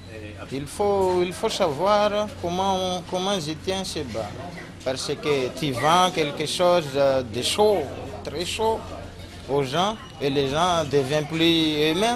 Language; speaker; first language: French; non-native, local second language; Malagasy